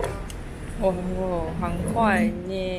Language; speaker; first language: Chinese; non-native, fluent; Japanese